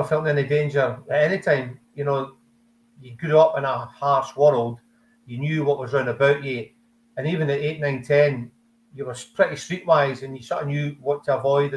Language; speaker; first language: English; native; English